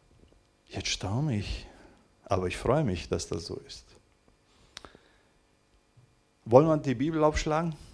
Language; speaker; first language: German; non-native, fluent; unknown